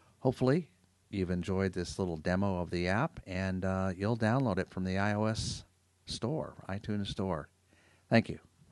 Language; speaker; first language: English; native; English